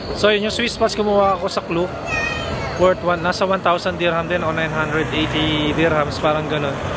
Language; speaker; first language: Filipino; native; Filipino